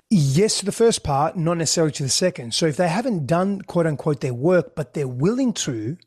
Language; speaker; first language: English; non-native, local second language; Greek